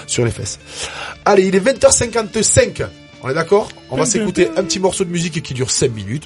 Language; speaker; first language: French; native; French